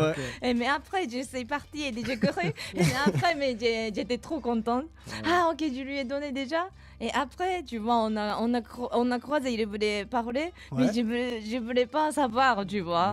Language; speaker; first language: French; non-native, fluent; Japanese